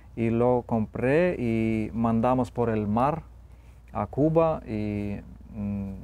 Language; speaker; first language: Spanish; non-native, fluent; Lithuanian